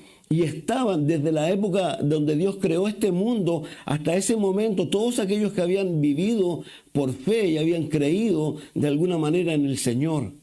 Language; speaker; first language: Spanish; native; Spanish